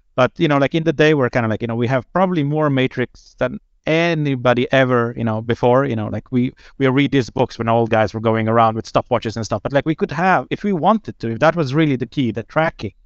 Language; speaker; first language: English; non-native, fluent; Slovenian